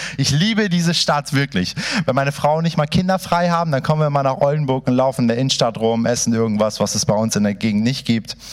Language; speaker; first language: German; early bilingual, other home language; Persian